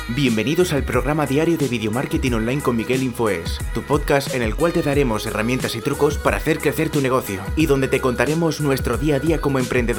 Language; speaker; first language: Spanish; native; Spanish